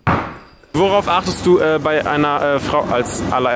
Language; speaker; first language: German; native; German